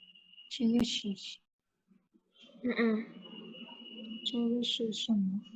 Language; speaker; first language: Chinese; non-native, learner; Indonesian